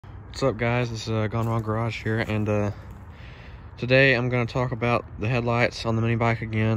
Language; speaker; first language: English; native; English